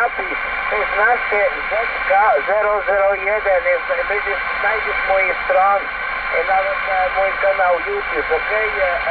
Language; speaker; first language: Polish; non-native, learner; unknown